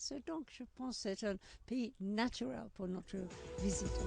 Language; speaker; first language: French; non-native, learner; English